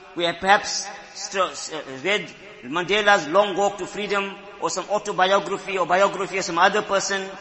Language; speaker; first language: English; native; English